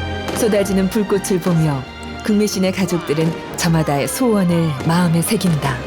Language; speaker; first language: Korean; native; Korean